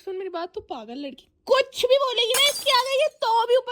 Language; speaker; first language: Hindi; native; Hindi